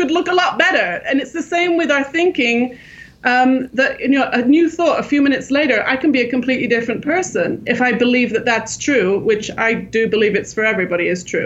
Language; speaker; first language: English; native; English